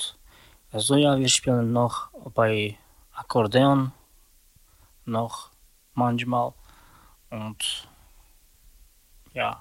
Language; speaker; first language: German; non-native, learner; Slovak